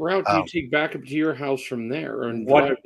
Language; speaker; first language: English; native; English